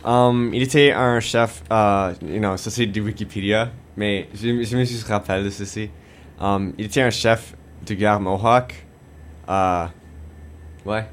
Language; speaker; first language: French; non-native, fluent; English